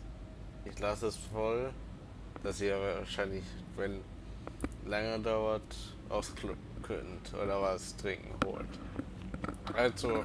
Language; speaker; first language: German; non-native, learner; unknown